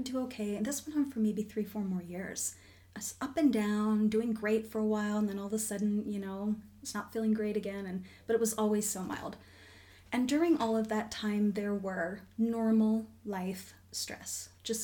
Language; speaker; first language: English; native; English